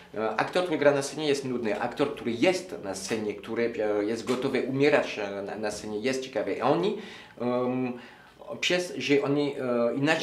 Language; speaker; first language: Polish; non-native, learner; French